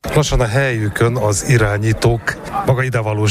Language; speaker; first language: Hungarian; native; Hungarian